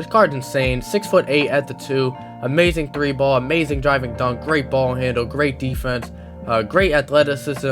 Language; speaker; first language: English; native; English